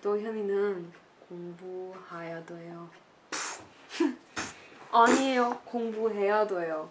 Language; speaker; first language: Korean; non-native, learner; English